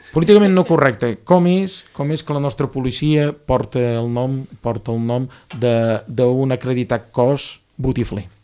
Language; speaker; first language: Catalan; native; Catalan